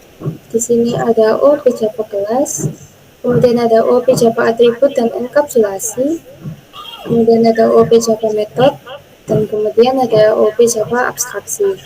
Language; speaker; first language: Indonesian; native; Indonesian